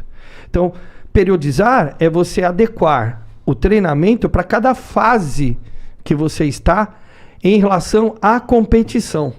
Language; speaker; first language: Portuguese; native; Portuguese